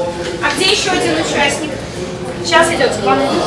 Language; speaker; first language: Russian; native; Russian